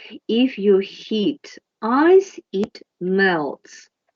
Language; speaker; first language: English; non-native, fluent; Ukrainian